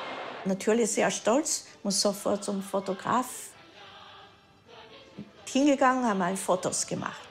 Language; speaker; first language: German; early bilingual, heritage; German